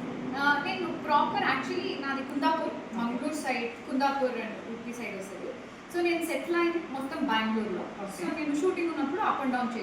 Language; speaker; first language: Telugu; non-native, local second language; Kannada